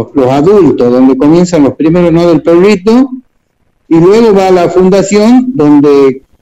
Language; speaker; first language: Spanish; native; Spanish